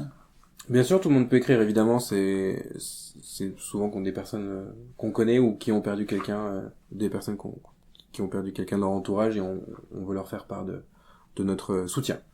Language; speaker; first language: French; native; French